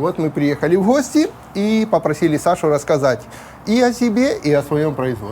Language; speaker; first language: Russian; native; Russian